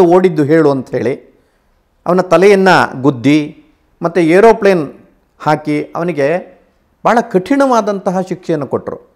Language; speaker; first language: Kannada; native; Kannada